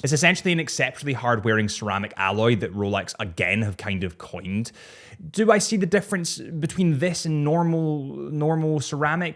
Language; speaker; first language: English; native; English